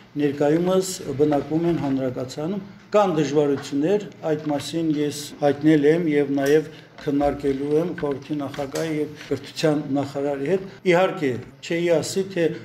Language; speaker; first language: Armenian; native; Armenian